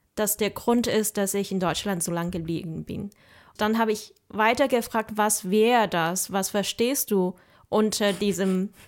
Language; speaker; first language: German; non-native, fluent; Chinese